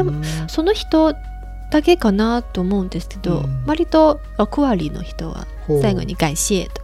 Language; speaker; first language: Japanese; non-native, fluent; Chinese